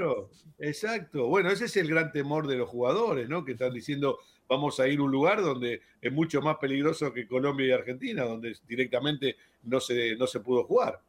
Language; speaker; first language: Spanish; native; Spanish